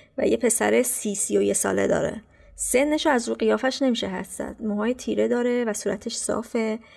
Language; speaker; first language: Persian; native; Persian